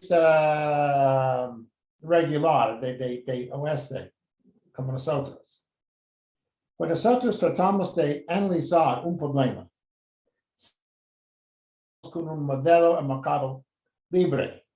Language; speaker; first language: Spanish; non-native, fluent; English